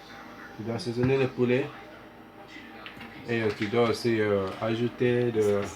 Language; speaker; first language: French; non-native, fluent; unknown